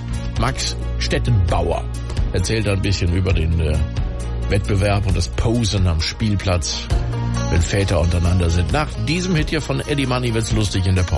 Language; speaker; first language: German; native; German